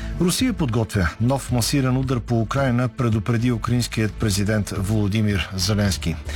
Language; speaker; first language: Bulgarian; native; Bulgarian